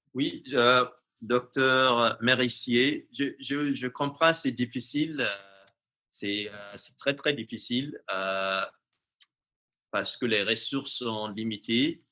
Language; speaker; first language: French; non-native, fluent; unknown